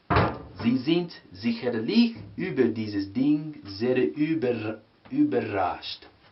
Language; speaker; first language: German; non-native, learner; English